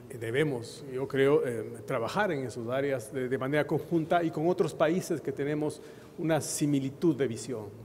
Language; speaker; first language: Spanish; native; Spanish